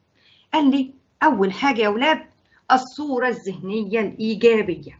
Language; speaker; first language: Arabic; native; Arabic